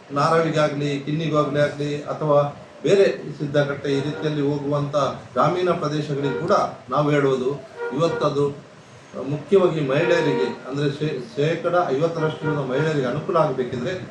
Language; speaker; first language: Kannada; non-native, local second language; Tulu